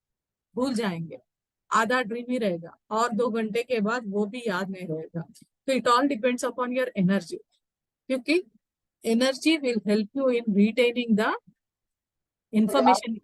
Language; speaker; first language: Hindi; native; Hindi